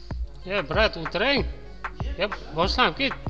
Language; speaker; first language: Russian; non-native, local second language; Kazakh